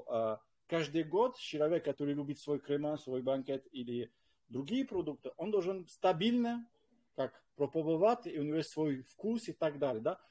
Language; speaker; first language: Russian; non-native, fluent; French